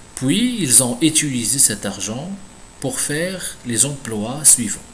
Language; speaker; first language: French; non-native, local second language; Arabic